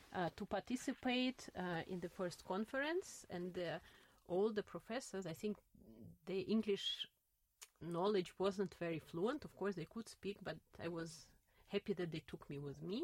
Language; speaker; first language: English; non-native, fluent; Russian